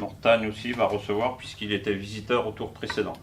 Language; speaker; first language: French; native; French